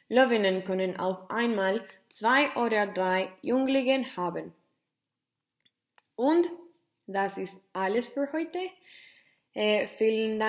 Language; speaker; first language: German; non-native, learner; Spanish